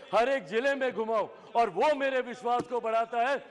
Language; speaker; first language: Hindi; native; Hindi